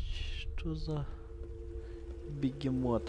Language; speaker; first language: Russian; non-native, local second language; Romanian